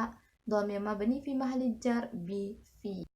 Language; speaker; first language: Arabic; non-native, learner; Malay